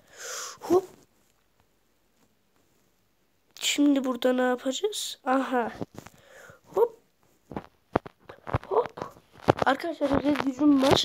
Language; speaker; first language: Turkish; native; Turkish